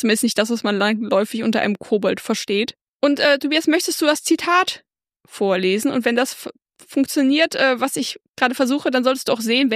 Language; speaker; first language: German; native; German